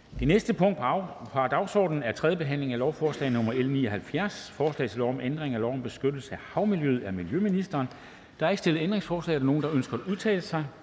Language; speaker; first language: Danish; native; Danish